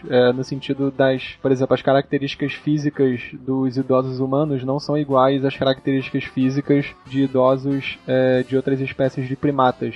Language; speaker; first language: Portuguese; native; Portuguese